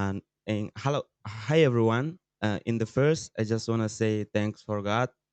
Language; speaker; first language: English; non-native, learner; Tetum